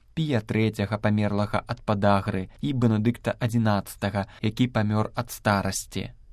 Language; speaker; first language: Belarusian; native; Belarusian